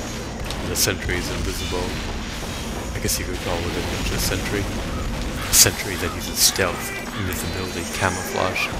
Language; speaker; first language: English; native; English